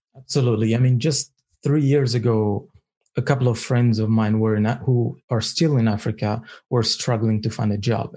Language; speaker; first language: English; non-native, fluent; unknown